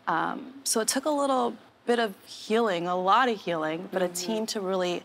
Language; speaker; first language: English; native; English